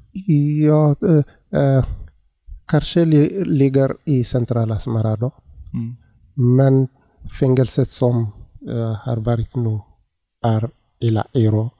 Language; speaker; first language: Swedish; non-native, learner; Tigrinya